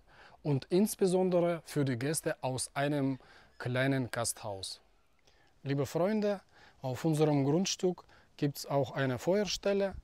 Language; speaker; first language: German; non-native, fluent; Russian